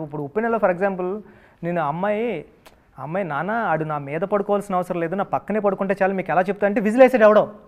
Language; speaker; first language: Telugu; native; Telugu